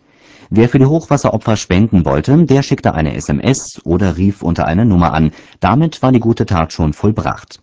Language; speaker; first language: German; native; German